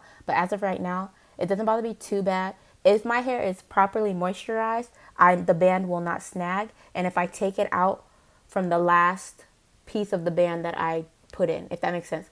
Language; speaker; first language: English; native; English